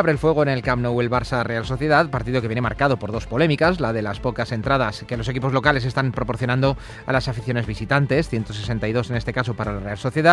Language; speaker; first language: Spanish; native; Spanish